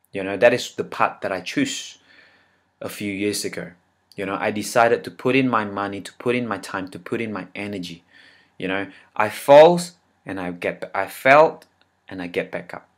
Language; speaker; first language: English; non-native, fluent; Indonesian